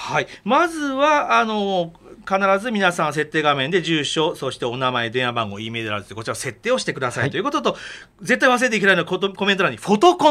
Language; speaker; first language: Japanese; native; Japanese